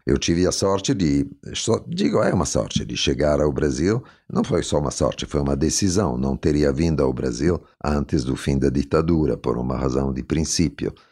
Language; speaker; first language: Portuguese; non-native, fluent; Italian